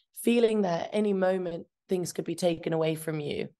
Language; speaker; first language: English; early bilingual, other home language; Albanian